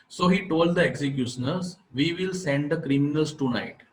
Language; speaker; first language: English; non-native, local second language; Gujarati